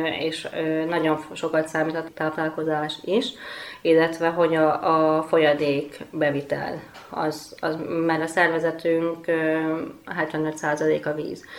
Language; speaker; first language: Hungarian; native; Hungarian